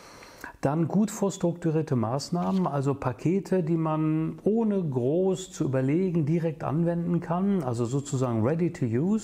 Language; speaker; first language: German; native; German